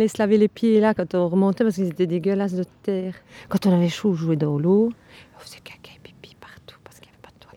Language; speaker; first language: French; early bilingual, other home language; Italian